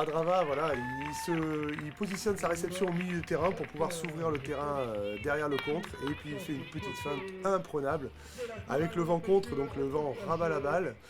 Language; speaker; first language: French; native; French